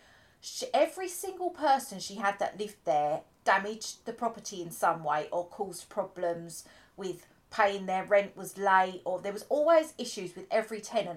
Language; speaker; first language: English; native; English